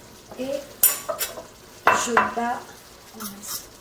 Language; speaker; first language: French; non-native, local second language; Arabic